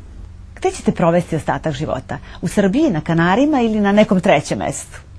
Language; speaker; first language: Serbian; native; Serbian